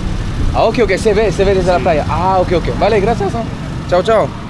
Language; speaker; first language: Spanish; non-native, learner; French